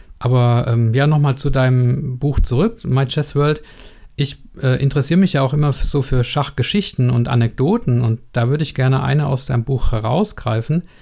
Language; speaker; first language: German; native; German